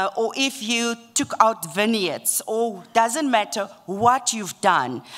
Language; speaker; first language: English; non-native, local second language; Afrikaans